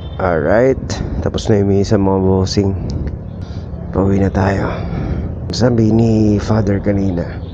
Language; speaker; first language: Filipino; non-native, local second language; Cebuano